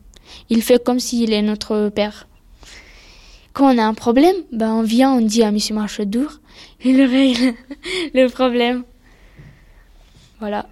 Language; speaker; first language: French; early bilingual, other home language; Pashto